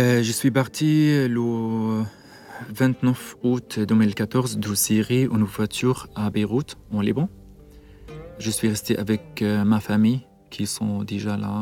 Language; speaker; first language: French; non-native, learner; Arabic